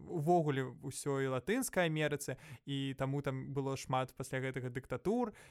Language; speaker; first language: Belarusian; non-native, local second language; Russian